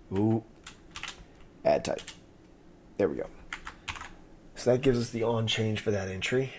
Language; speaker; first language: English; native; English